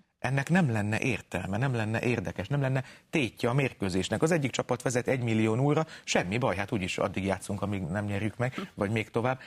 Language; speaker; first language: Hungarian; native; Hungarian